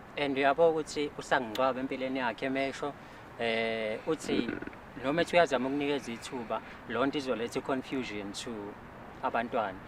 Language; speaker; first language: Zulu; native; Zulu